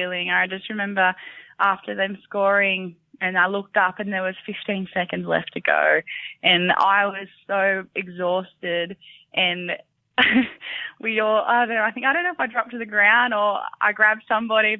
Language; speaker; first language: English; native; English